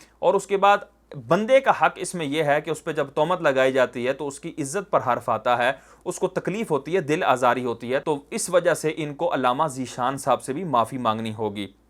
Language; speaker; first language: Urdu; non-native, local second language; Punjabi